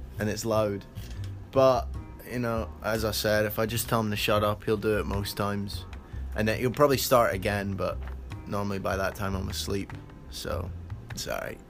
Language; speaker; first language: English; native; English